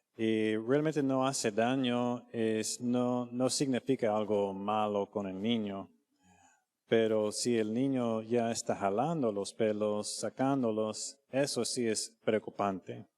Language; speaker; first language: Spanish; non-native, fluent; English